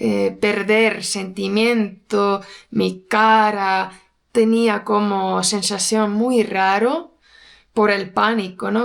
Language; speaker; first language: Spanish; non-native, fluent; Portuguese